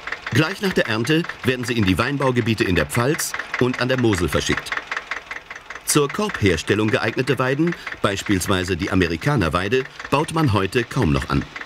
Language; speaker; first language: German; native; German